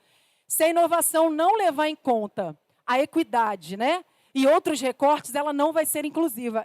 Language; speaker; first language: Portuguese; native; Portuguese